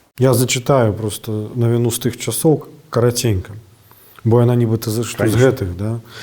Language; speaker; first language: Belarusian; non-native, local second language; Russian